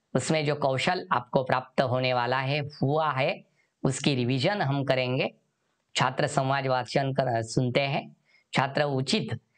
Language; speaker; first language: Hindi; non-native, local second language; Marathi